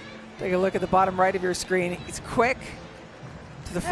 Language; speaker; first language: English; native; English